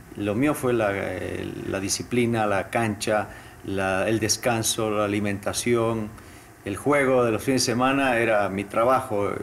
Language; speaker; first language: Spanish; native; Spanish